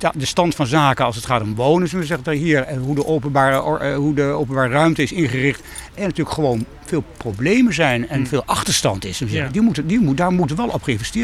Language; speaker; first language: Dutch; native; Dutch